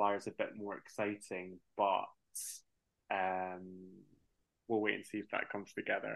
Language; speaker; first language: English; native; English